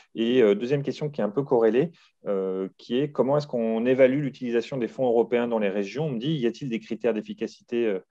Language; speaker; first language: French; native; French